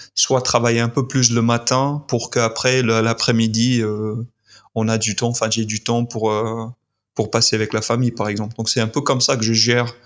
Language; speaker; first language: French; non-native, fluent; English